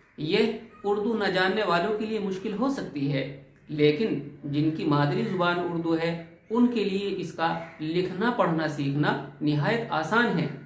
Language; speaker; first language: Urdu; native; Urdu